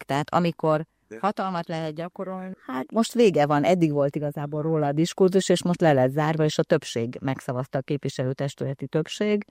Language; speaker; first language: Hungarian; native; Hungarian